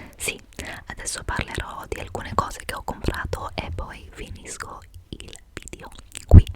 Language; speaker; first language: Italian; non-native, fluent; English